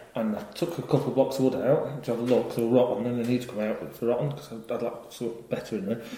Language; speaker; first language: English; native; English